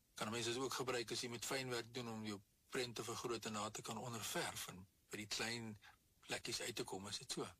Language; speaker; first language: Afrikaans; native; Afrikaans